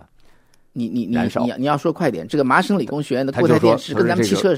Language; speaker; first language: Chinese; native; Chinese